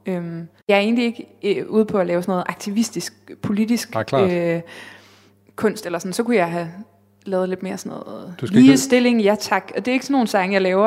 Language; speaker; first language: Danish; native; Danish